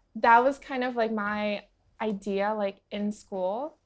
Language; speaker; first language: English; early bilingual, other home language; Portuguese